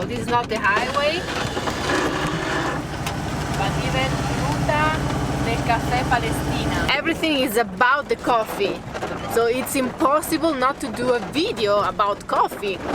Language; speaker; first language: English; non-native, fluent; Italian